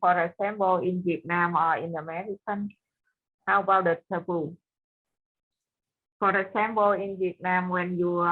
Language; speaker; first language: English; non-native, learner; Vietnamese